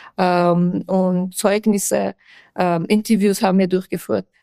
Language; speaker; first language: German; non-native, fluent; Persian